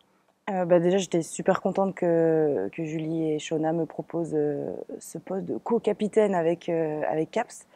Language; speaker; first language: French; native; French